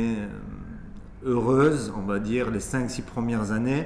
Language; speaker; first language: French; early bilingual, other home language; Persian